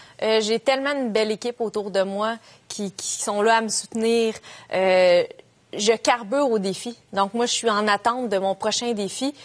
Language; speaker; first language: French; native; French